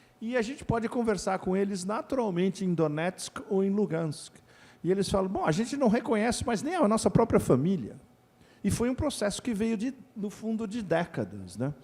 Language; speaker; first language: Portuguese; native; Portuguese